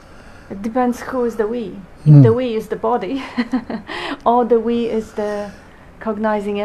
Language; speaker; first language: English; non-native, fluent; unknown